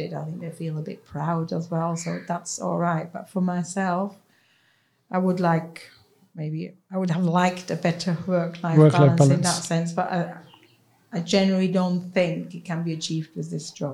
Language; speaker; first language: English; non-native, fluent; Swiss German